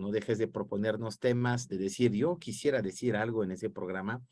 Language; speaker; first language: Spanish; native; Spanish